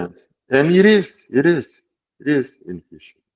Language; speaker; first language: English; non-native, learner; Portuguese